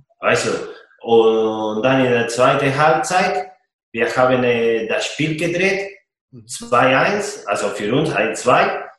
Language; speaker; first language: German; non-native, fluent; Spanish